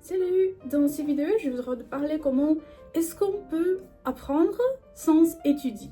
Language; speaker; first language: French; non-native, learner; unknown